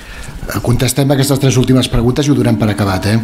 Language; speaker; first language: Catalan; native; Catalan